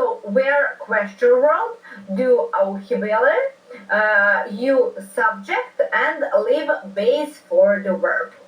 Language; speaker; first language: English; non-native, fluent; Serbian